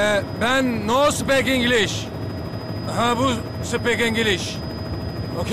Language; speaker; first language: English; non-native, learner; Turkish